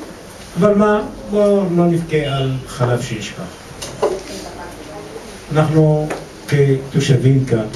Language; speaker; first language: Hebrew; non-native, local second language; Arabic